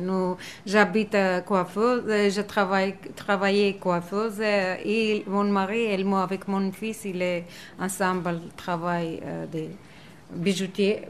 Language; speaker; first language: French; non-native, learner; Armenian